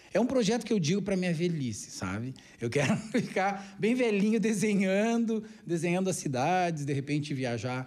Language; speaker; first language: Portuguese; native; Portuguese